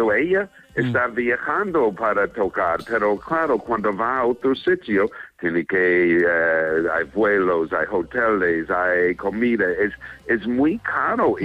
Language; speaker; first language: Spanish; non-native, fluent; English